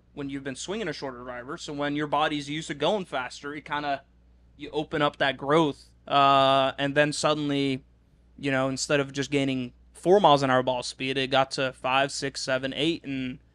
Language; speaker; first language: English; non-native, fluent; Norwegian